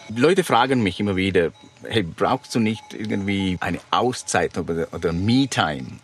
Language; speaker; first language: German; non-native, fluent; Sinhala